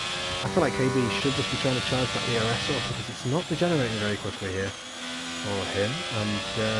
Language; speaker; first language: English; native; English